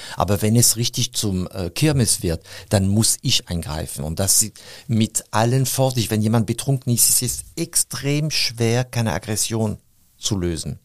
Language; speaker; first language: German; non-native, fluent; French